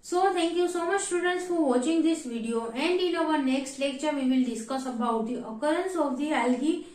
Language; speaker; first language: English; non-native, local second language; Gujarati